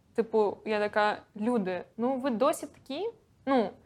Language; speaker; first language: Ukrainian; non-native, local second language; Russian